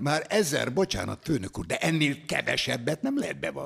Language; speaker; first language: Hungarian; native; Hungarian